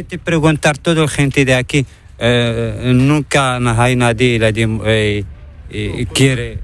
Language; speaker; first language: Spanish; non-native, learner; Arabic